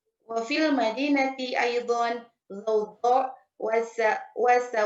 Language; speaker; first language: Arabic; non-native, learner; Indonesian